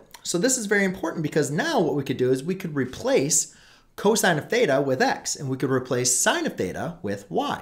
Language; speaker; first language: English; native; English